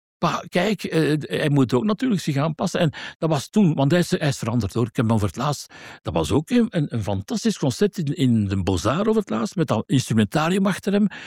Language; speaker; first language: Dutch; native; Dutch